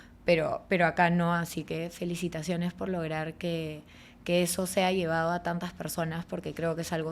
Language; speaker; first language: Spanish; native; Spanish